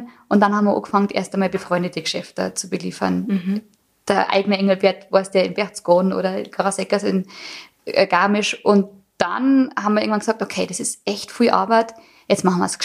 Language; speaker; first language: German; native; German